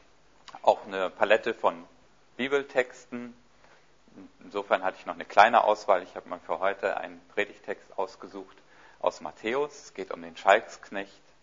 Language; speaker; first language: German; native; German